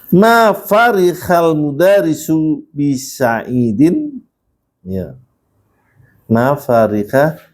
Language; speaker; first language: Arabic; non-native, fluent; Indonesian